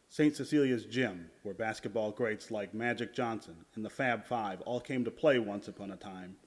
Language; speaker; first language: English; native; English